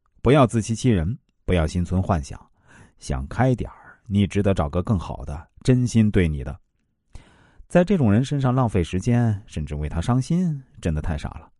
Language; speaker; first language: Chinese; native; Chinese